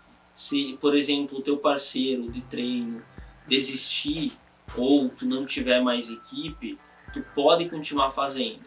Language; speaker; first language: Portuguese; native; Portuguese